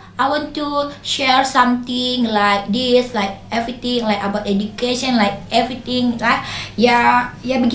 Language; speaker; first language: English; non-native, learner; Indonesian